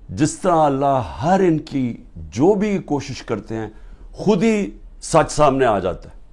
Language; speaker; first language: Urdu; native; Urdu